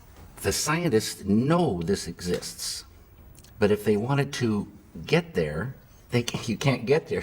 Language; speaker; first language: English; native; English